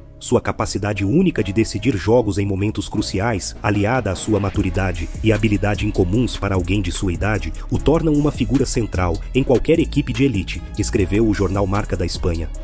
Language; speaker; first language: Portuguese; native; Portuguese